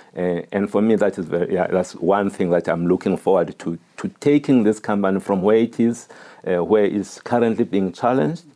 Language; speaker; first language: English; non-native, local second language; Xhosa